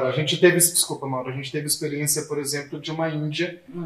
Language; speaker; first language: Portuguese; native; Portuguese